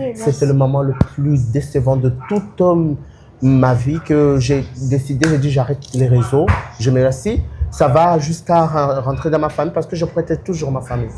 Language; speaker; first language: French; non-native, local second language; Ngazidja Comorian